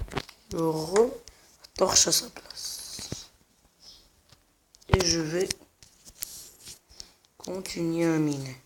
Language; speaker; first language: French; non-native, local second language; Arabic